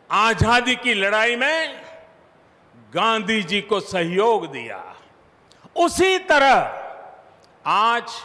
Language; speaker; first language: Hindi; non-native, local second language; Gujarati